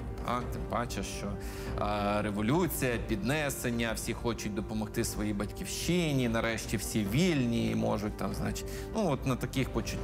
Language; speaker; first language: Ukrainian; native; Ukrainian